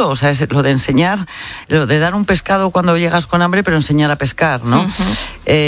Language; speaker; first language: Spanish; native; Spanish